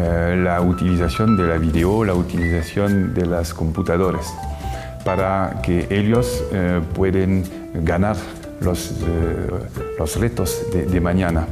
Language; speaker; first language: Spanish; non-native, fluent; French